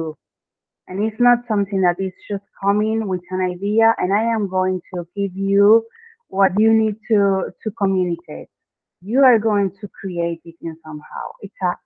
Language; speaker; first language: English; non-native, fluent; Spanish